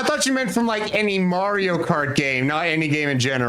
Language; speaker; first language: English; native; English